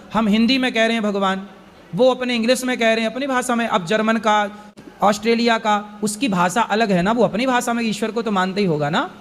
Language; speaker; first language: Hindi; native; Hindi